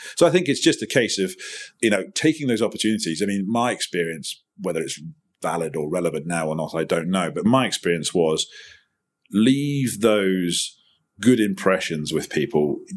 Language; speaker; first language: English; native; English